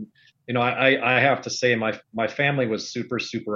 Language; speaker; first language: English; native; English